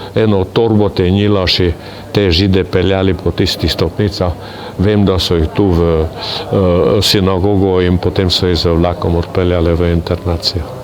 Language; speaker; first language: Slovenian; non-native, local second language; Hungarian